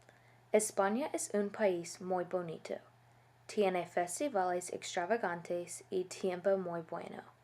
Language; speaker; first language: Spanish; non-native, learner; English